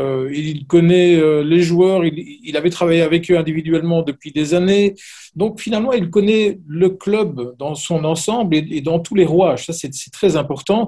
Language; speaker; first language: French; native; French